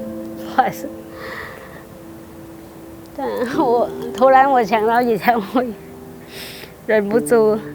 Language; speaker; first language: Chinese; non-native, fluent; Vietnamese